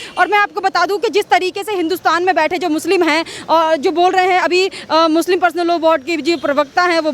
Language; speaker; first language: Hindi; native; Hindi